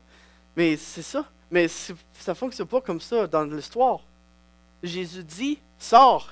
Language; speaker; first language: French; non-native, local second language; English